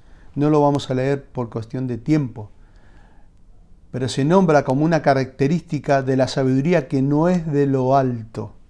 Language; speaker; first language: Spanish; native; Spanish